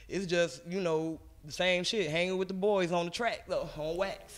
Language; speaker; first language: English; native; English